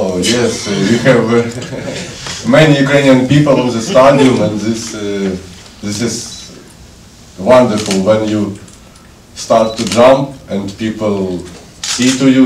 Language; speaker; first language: English; non-native, learner; Ukrainian